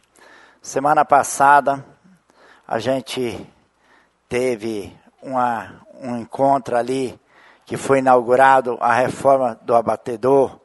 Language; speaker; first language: Portuguese; native; Portuguese